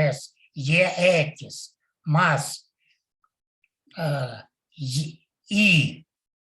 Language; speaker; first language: Spanish; non-native, learner; Portuguese